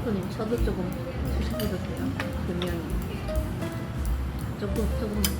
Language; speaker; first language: Korean; non-native, fluent; Swedish